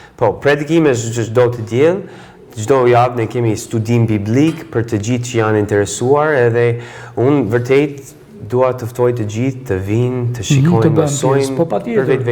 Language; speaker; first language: Albanian; non-native, fluent; English